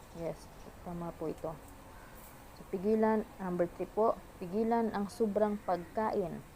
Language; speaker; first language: Filipino; non-native, local second language; Hiligaynon